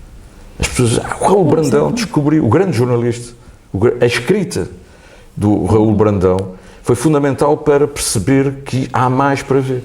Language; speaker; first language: Portuguese; native; Portuguese